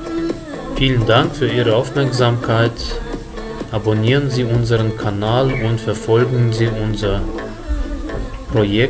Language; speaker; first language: German; non-native, fluent; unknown